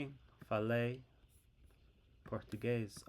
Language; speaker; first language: Portuguese; non-native, fluent; English